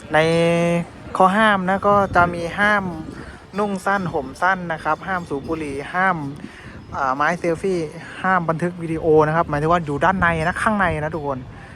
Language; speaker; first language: Thai; native; Thai